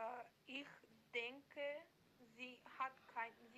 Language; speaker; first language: German; non-native, learner; Macedonian